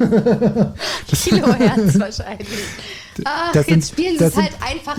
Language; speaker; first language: German; native; German